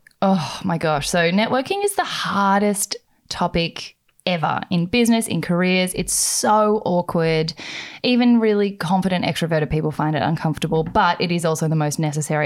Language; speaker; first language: English; native; English